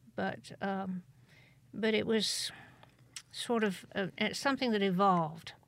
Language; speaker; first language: English; native; English